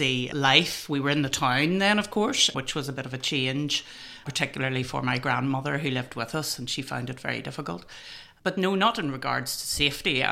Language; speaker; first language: English; native; English